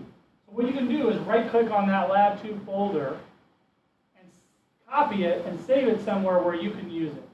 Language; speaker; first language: English; native; English